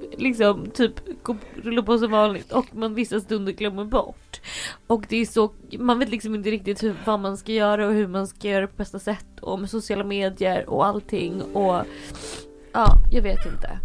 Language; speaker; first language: Swedish; native; Swedish